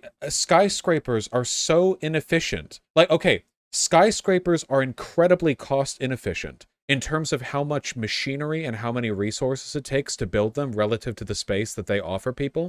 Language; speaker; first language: English; native; English